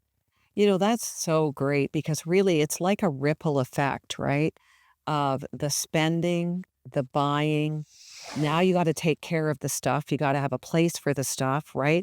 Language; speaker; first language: English; native; English